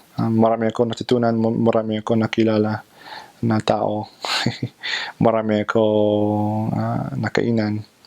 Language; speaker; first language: Filipino; non-native, fluent; English